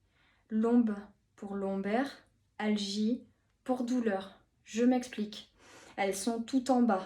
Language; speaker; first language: French; native; French